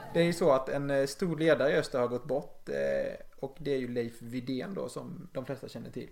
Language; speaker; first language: Swedish; native; Swedish